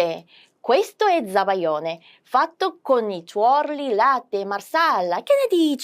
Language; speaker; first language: Italian; non-native, fluent; Korean